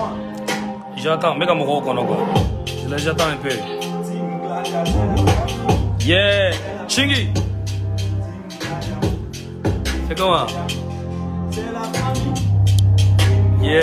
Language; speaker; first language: French; non-native, local second language; Bambara